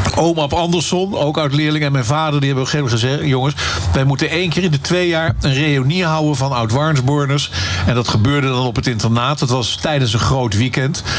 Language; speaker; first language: Dutch; native; Dutch